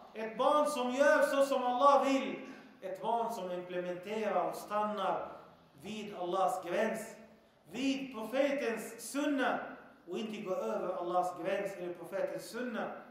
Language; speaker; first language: Swedish; early bilingual, other home language; Arabic